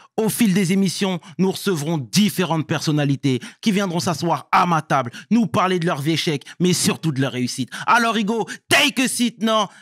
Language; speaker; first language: French; native; French